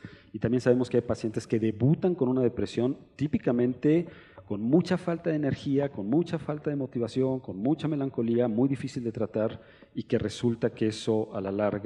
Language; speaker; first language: Spanish; native; Spanish